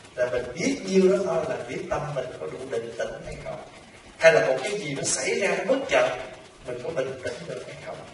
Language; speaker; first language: Vietnamese; native; Vietnamese